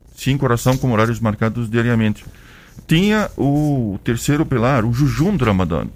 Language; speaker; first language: Portuguese; non-native, learner; Arabic